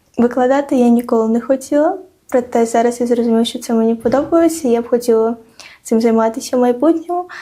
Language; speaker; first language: Ukrainian; non-native, local second language; Crimean Tatar